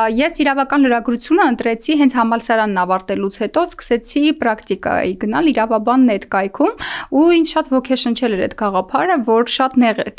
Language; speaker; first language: Armenian; native; Armenian